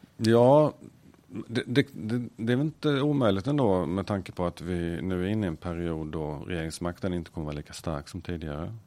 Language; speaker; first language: Swedish; native; Swedish